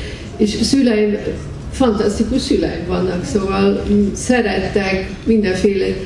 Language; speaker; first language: Hungarian; early bilingual, heritage; Hungarian